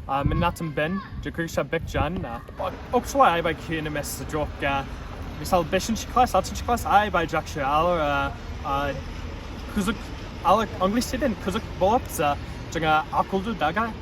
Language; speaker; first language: Kyrgyz; non-native, learner; English